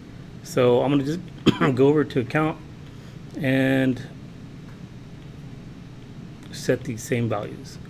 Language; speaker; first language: English; native; English